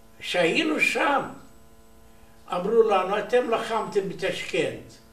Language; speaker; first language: Hebrew; non-native, learner; Romanian